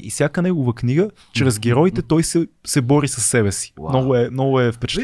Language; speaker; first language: Bulgarian; native; Bulgarian